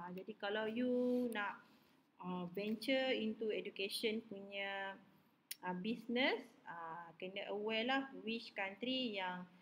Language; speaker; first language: English; non-native, local second language; Malay